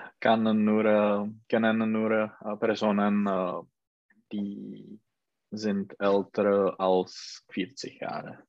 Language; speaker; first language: German; non-native, learner; Czech